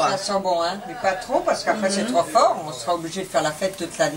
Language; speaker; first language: French; native; French